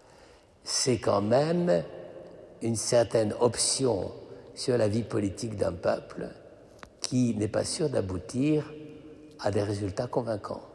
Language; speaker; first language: French; native; French